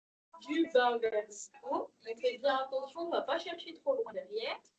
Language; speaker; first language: French; native; French